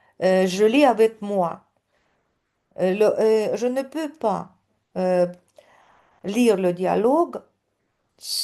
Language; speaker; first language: French; non-native, fluent; Russian